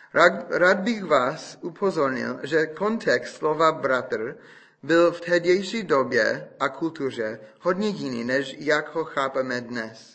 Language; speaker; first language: Czech; non-native, fluent; English